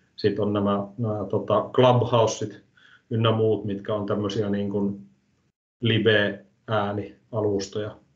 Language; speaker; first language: Finnish; native; Finnish